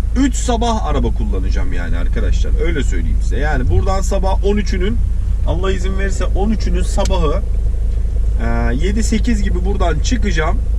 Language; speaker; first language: Turkish; early bilingual, heritage; Turkish